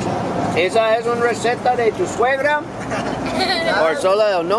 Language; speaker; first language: Spanish; non-native, learner; English